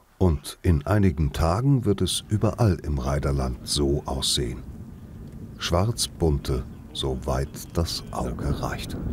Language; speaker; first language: German; native; German